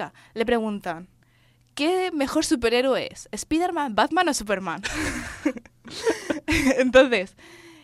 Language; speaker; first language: Spanish; native; Spanish